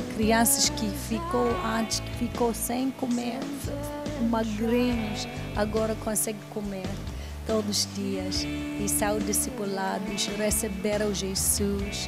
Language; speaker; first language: Portuguese; non-native, learner; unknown